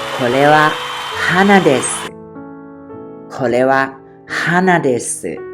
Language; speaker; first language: Japanese; non-native, fluent; Thai